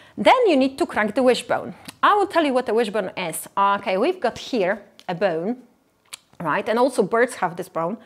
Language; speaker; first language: English; non-native, fluent; Polish